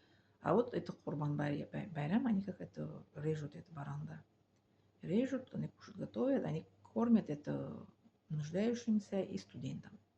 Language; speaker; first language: Russian; non-native, learner; Tajik